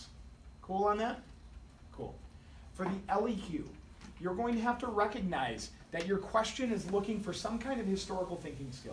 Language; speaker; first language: English; native; English